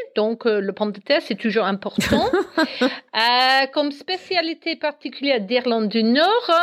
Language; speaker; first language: French; non-native, fluent; English